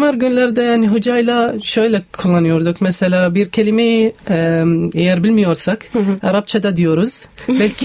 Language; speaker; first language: Turkish; non-native, learner; Arabic